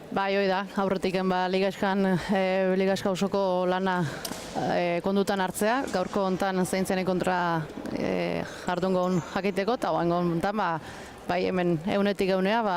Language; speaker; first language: Basque; native; Basque